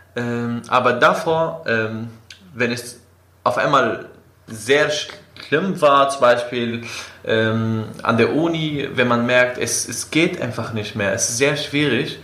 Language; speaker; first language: German; non-native, fluent; Kurdish